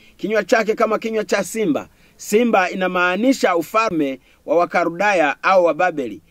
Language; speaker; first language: Swahili; non-native, local second language; Kinyarwanda